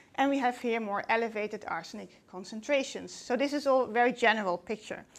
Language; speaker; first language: English; non-native, fluent; Dutch